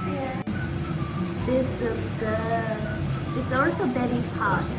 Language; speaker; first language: English; non-native, fluent; Japanese